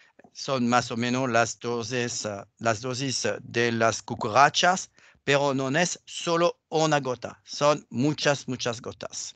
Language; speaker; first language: Spanish; non-native, learner; French